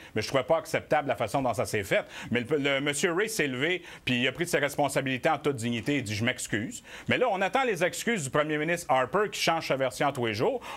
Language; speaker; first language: French; native; French